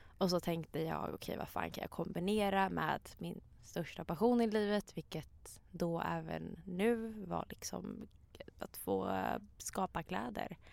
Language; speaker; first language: Swedish; native; Swedish